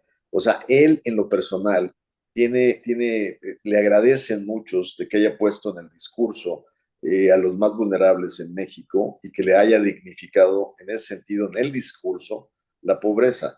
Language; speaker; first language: Spanish; native; Spanish